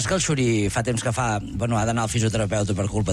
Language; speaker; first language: Catalan; native; Catalan